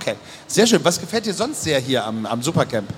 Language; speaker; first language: German; native; German